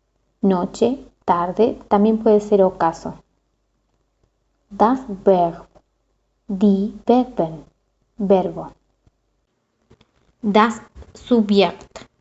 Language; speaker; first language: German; non-native, fluent; Spanish